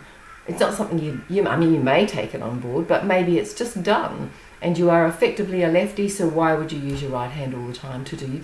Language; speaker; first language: English; native; English